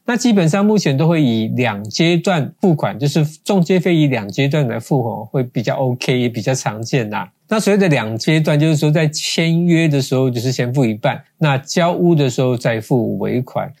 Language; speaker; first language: Chinese; native; Chinese